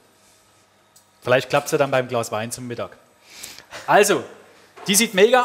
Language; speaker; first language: German; native; German